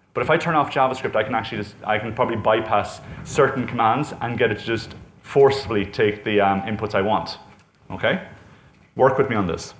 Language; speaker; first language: English; native; English